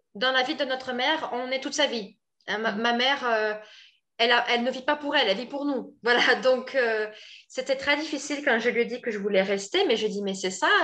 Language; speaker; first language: French; native; French